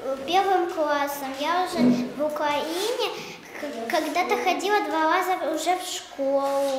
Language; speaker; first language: Ukrainian; non-native, local second language; Russian